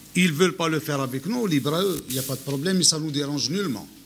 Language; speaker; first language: French; non-native, local second language; Arabic